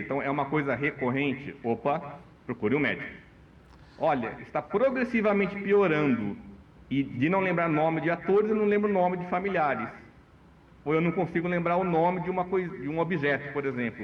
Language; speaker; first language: Portuguese; native; Portuguese